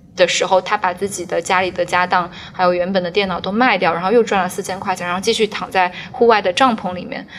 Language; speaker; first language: Chinese; native; Chinese